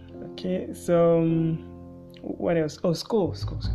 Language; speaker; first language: English; non-native, local second language; Bemba